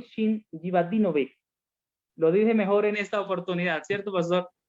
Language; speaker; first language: Spanish; native; Spanish